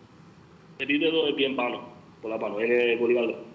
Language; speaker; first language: Greek; early bilingual, other home language; English